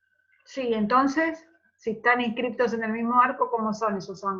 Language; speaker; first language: Spanish; native; Spanish